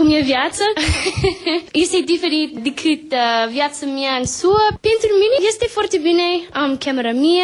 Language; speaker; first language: Romanian; non-native, learner; English